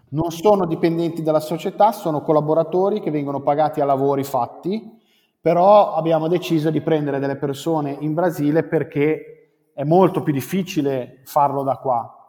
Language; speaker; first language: Italian; native; Italian